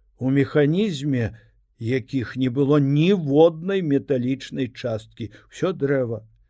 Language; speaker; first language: Belarusian; native; Belarusian